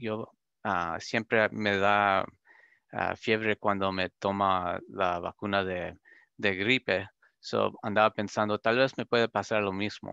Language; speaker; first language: Spanish; early bilingual, other home language; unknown